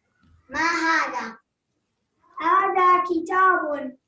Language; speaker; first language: Arabic; non-native, learner; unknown